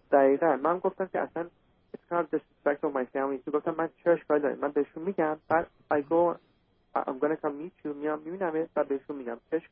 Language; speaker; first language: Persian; early bilingual, heritage; Persian